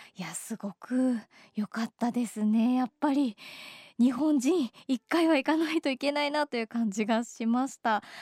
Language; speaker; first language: Japanese; native; Japanese